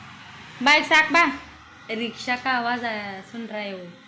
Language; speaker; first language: Hindi; non-native, local second language; Kannada